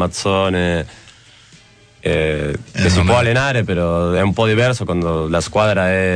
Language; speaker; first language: Italian; non-native, fluent; Spanish